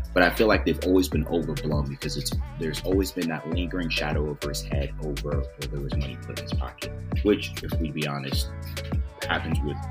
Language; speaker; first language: English; native; English